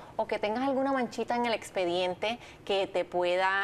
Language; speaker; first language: Spanish; native; Spanish